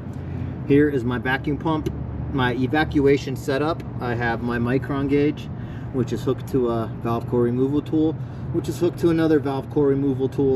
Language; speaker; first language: English; native; English